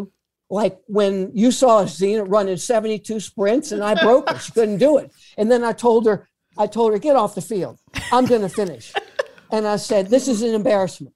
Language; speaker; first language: English; native; English